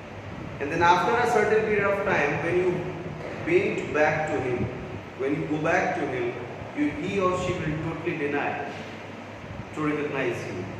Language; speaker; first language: English; non-native, local second language; Hindi